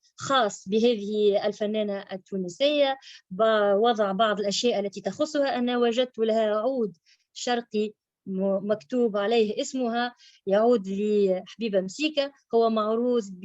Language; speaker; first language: Arabic; native; Arabic